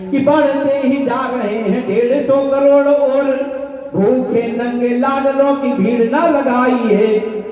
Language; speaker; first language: Hindi; native; Hindi